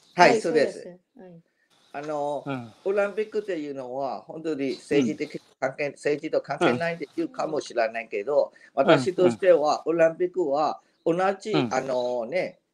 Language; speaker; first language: Japanese; non-native, fluent; Burmese